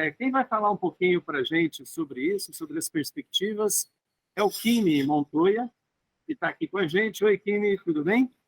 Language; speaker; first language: Portuguese; native; Portuguese